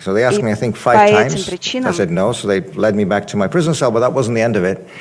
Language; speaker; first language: English; non-native, fluent; Russian